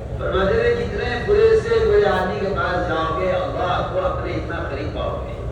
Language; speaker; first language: Urdu; native; Urdu